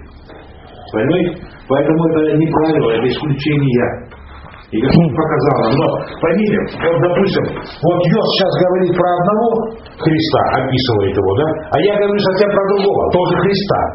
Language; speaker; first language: Russian; native; Russian